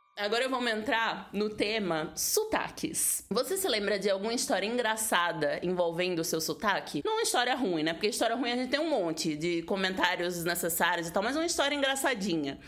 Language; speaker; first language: Portuguese; native; Portuguese